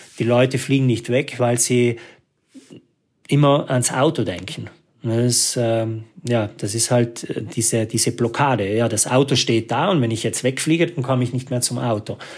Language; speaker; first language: German; native; German